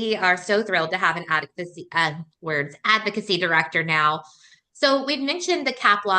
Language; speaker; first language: English; native; English